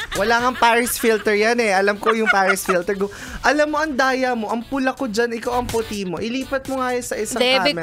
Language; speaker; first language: Filipino; native; Filipino